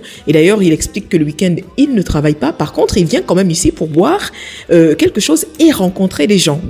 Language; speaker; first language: French; native; French